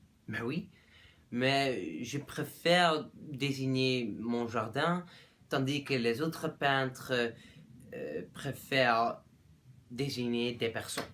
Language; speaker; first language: French; non-native, learner; Dutch